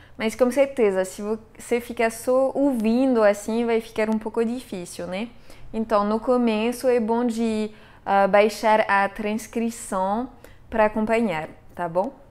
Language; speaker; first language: Portuguese; non-native, fluent; French